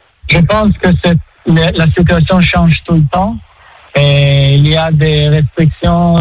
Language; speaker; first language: French; non-native, fluent; Hebrew